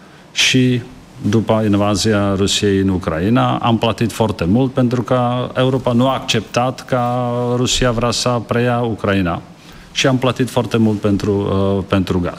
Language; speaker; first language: Romanian; non-native, learner; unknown